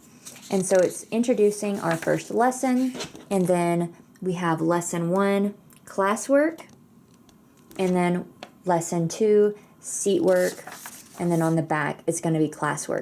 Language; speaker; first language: English; native; English